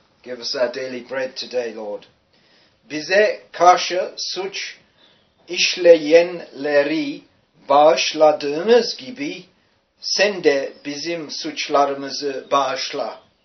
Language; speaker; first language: Turkish; non-native, learner; English